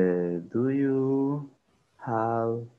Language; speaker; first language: English; non-native, learner; Spanish